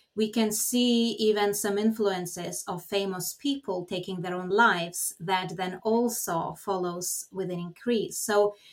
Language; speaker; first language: English; non-native, fluent; Lithuanian